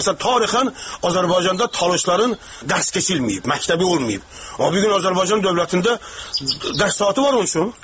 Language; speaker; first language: Azerbaijani; non-native, local second language; Talysh